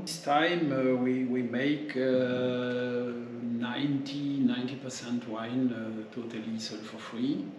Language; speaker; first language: English; non-native, learner; French